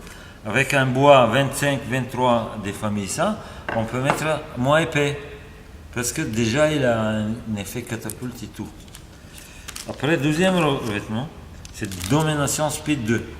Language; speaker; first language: French; non-native, fluent; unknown